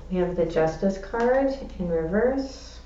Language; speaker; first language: English; native; English